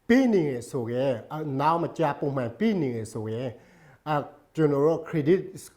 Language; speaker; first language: Burmese; native; Burmese